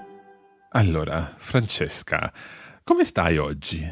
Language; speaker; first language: Italian; non-native, fluent; English